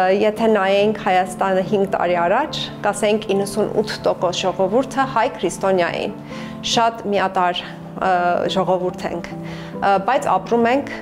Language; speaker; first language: Armenian; early bilingual, heritage; Armenian